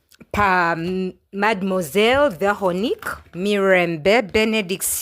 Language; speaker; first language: French; non-native, learner; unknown